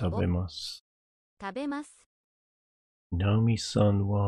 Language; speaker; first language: Japanese; non-native, learner; English